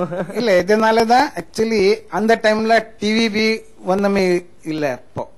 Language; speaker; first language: Tamil; non-native, local second language; Marathi